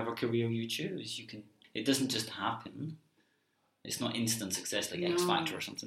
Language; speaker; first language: English; native; English